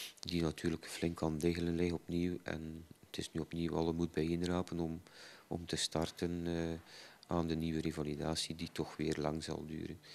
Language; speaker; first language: Dutch; native; Dutch